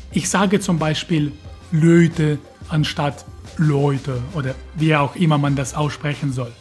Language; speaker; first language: German; non-native, fluent; Russian